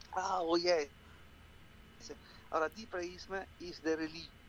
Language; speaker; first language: English; non-native, learner; Italian